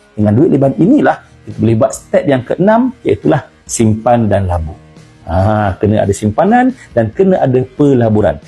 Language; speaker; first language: Malay; native; Malay